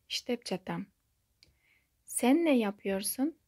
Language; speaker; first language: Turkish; non-native, fluent; Kyrgyz